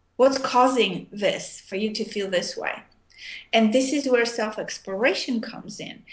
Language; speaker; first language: English; non-native, fluent; Armenian